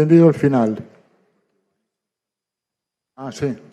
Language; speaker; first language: Portuguese; non-native, learner; Italian